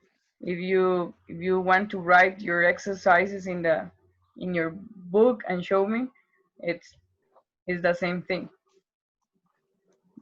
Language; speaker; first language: English; non-native, learner; Spanish